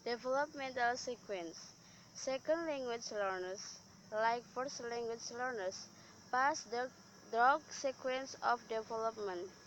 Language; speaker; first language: English; non-native, learner; Indonesian